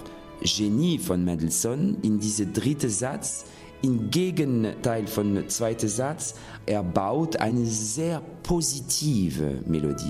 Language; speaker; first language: German; non-native, fluent; French